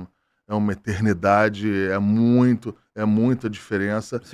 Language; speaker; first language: Portuguese; native; Portuguese